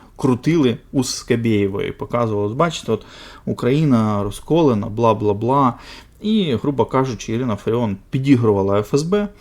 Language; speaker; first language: Ukrainian; non-native, local second language; Russian